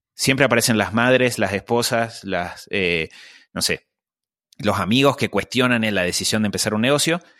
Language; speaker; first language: Spanish; native; Spanish